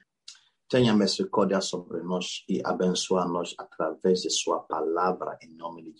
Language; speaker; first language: Portuguese; non-native, learner; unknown